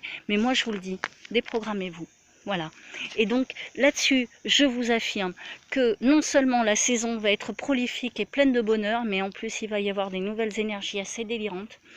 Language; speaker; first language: French; native; French